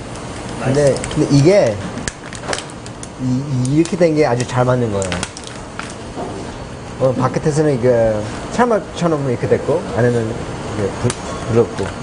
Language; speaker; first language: Korean; early bilingual, heritage; Korean